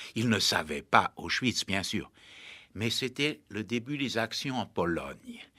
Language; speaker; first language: French; native; French